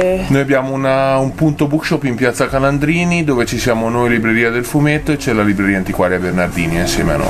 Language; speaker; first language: Italian; native; Italian